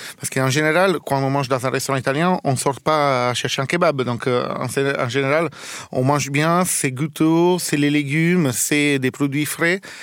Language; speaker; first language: French; non-native, fluent; Italian